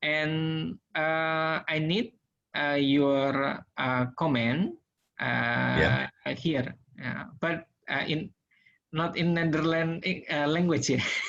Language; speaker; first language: English; non-native, learner; Indonesian